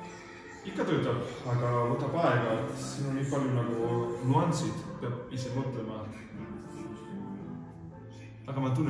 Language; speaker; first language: Estonian; non-native, learner; Spanish